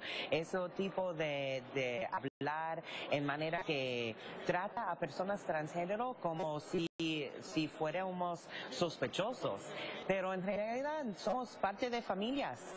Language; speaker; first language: Spanish; early bilingual, heritage; English